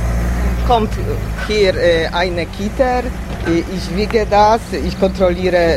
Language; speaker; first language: German; non-native, learner; Polish